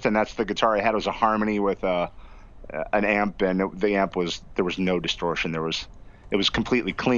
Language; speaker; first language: English; native; English